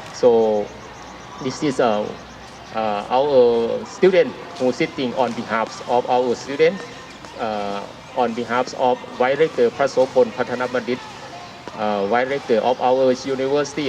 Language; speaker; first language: English; non-native, learner; Thai